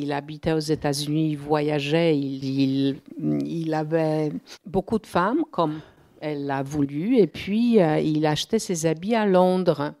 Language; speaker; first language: French; non-native, fluent; Polish